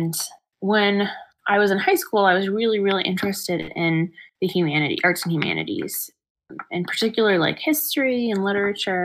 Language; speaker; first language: English; native; English